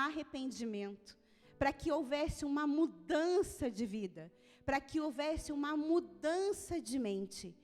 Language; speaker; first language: Portuguese; native; Portuguese